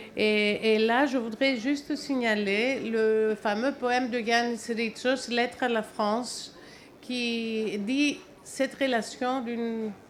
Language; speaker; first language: French; non-native, fluent; Greek